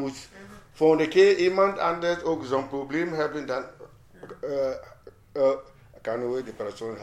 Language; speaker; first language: Dutch; non-native, fluent; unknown